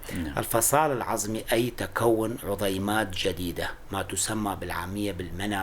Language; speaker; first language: Arabic; non-native, local second language; Kurdish